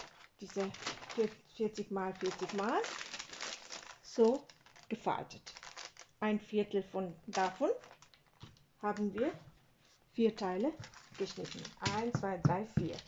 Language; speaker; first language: German; non-native, learner; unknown